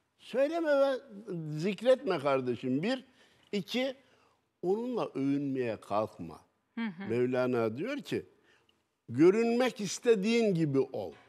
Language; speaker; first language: Turkish; native; Turkish